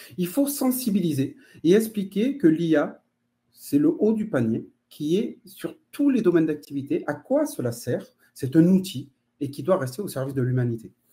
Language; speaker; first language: French; native; French